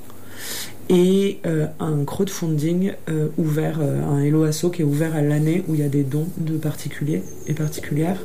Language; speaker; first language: French; native; French